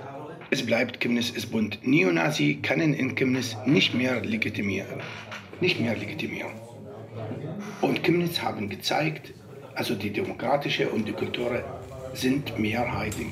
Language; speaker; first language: German; non-native, learner; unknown